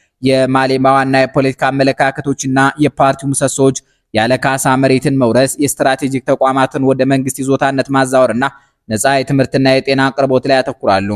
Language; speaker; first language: Amharic; native; Amharic